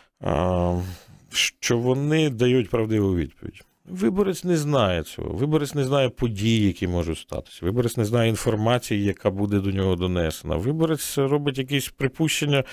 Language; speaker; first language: Ukrainian; native; Ukrainian